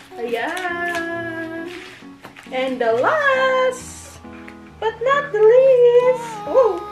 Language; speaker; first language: English; non-native, learner; Filipino